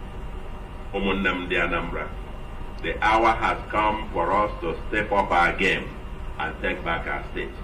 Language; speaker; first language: English; non-native, local second language; Igbo